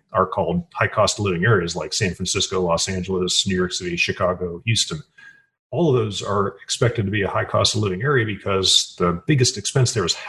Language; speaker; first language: English; native; English